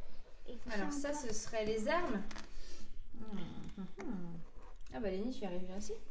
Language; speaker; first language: French; native; French